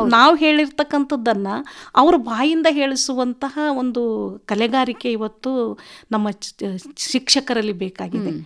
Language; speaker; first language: Kannada; native; Kannada